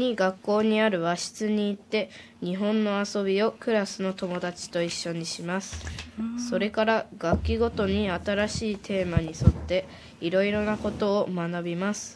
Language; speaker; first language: Japanese; early bilingual, heritage; Japanese